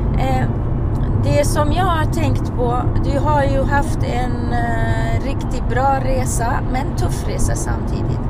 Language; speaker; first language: Swedish; non-native, fluent; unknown